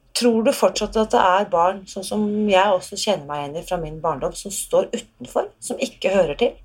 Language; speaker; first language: Norwegian; native; Norwegian